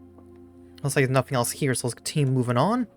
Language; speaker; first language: English; native; English